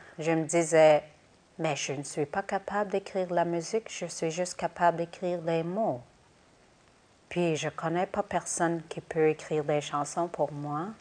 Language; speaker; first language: French; non-native, local second language; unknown